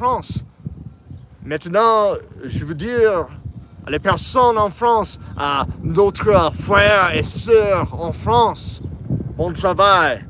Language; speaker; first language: French; non-native, learner; English